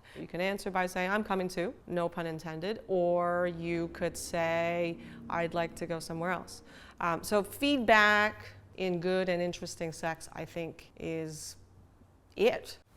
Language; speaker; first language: English; early bilingual, other home language; Cantonese